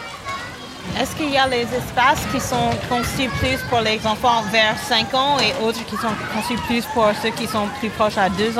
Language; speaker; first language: French; non-native, fluent; English